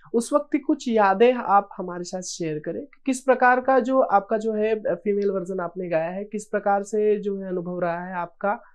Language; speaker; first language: Hindi; native; Hindi